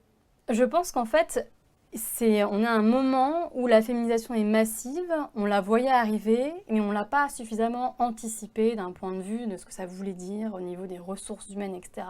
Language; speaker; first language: French; native; French